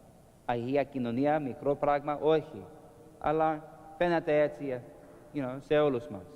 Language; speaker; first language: Greek; non-native, learner; English